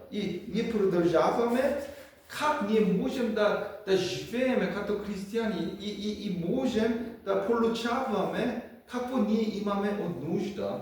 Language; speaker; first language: Bulgarian; non-native, learner; Korean